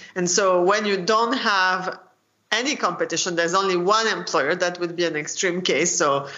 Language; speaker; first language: English; non-native, fluent; French